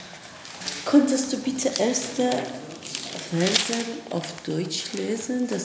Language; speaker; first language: German; non-native, learner; Persian